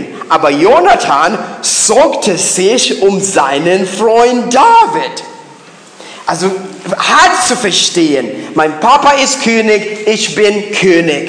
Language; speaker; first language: German; non-native, learner; English